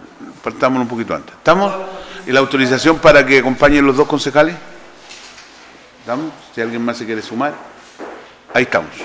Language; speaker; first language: Spanish; native; Spanish